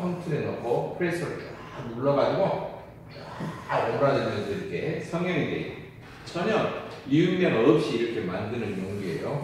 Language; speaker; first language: Korean; native; Korean